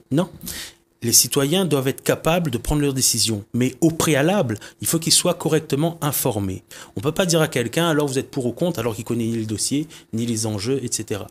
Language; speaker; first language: French; native; French